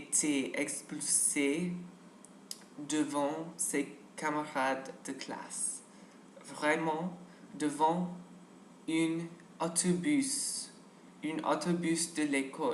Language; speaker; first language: French; non-native, learner; English